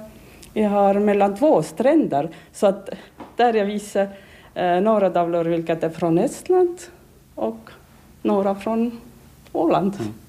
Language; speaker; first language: Swedish; non-native, learner; Finnish